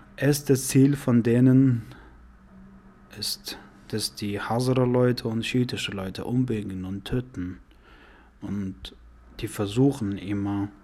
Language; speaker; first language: German; non-native, learner; Persian